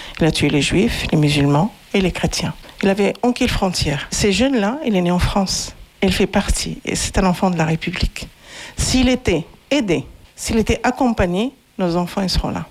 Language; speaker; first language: French; non-native, fluent; Arabic